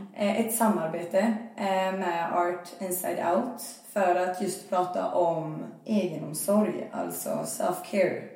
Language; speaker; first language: Swedish; early bilingual, other home language; Albanian